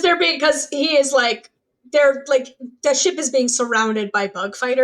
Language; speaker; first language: English; native; English